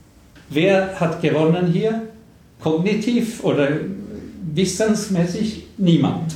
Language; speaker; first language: German; non-native, fluent; Swedish